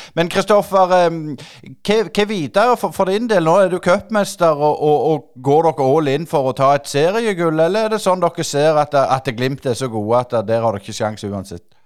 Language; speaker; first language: Norwegian; native; Norwegian